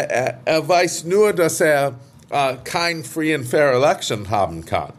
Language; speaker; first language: German; non-native, fluent; English